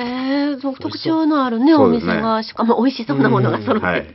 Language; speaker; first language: Japanese; native; Japanese